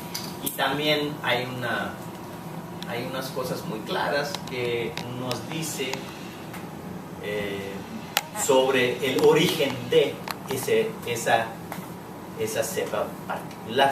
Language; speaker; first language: Spanish; non-native, fluent; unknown